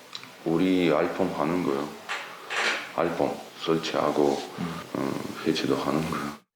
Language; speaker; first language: Korean; early bilingual, heritage; Korean